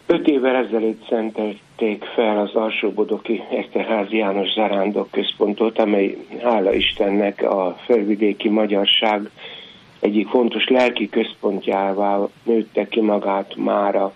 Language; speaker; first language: Hungarian; native; Hungarian